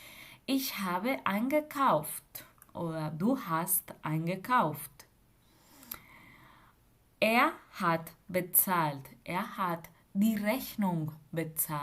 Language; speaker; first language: German; non-native, fluent; Spanish